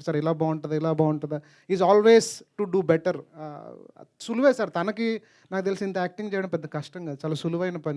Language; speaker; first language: Telugu; native; Telugu